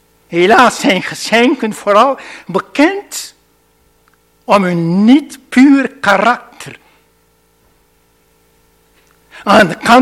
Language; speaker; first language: Dutch; non-native, fluent; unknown